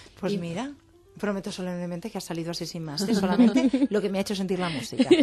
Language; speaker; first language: Spanish; native; Spanish